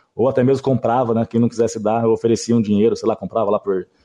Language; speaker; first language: Portuguese; native; Portuguese